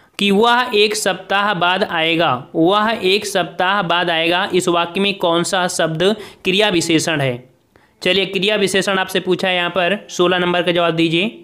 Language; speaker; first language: Hindi; native; Hindi